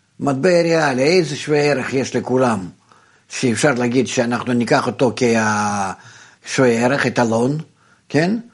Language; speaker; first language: Hebrew; non-native, fluent; Russian